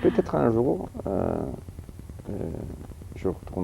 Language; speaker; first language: French; early bilingual, heritage; English